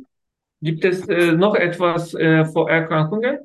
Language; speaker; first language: German; non-native, learner; Turkish